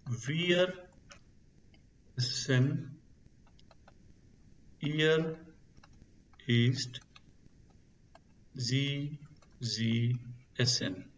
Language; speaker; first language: German; non-native, fluent; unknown